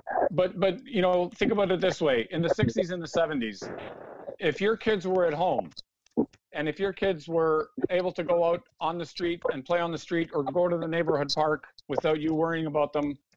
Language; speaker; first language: English; early bilingual, other home language; Ukrainian